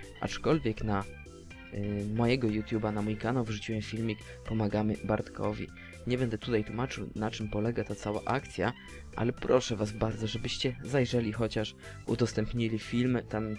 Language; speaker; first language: Polish; native; Polish